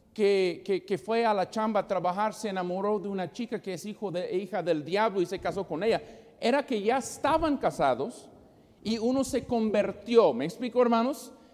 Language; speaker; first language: Spanish; non-native, fluent; English